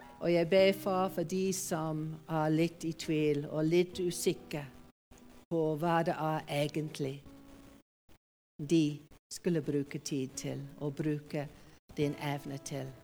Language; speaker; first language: Norwegian; non-native, fluent; English